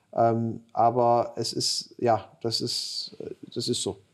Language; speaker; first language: German; native; German